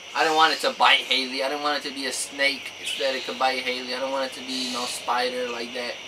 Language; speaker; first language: English; native; English